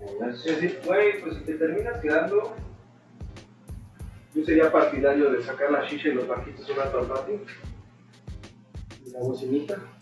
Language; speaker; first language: Spanish; native; Spanish